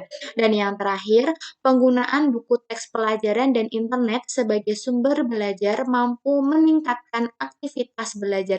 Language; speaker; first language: Indonesian; native; Indonesian